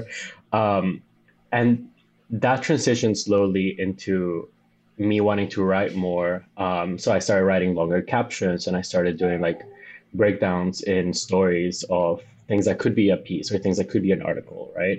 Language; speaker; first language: English; non-native, fluent; Spanish